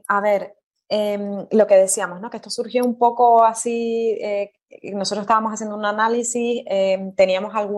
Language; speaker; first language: Spanish; native; Spanish